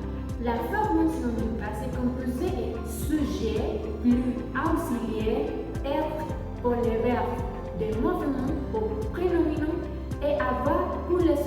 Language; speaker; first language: French; non-native, learner; Spanish